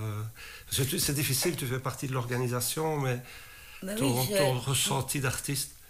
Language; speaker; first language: French; native; French